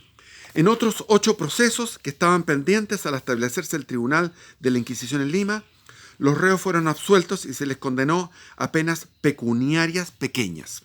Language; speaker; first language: Spanish; native; Spanish